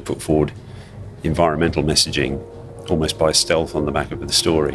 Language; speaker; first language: English; native; English